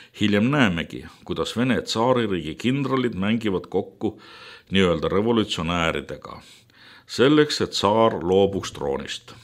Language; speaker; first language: Estonian; native; Estonian